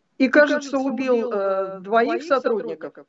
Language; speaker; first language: Russian; native; Russian